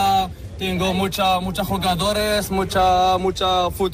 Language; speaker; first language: Spanish; non-native, learner; Arabic